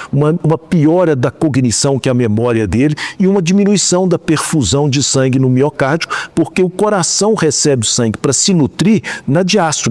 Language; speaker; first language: Portuguese; native; Portuguese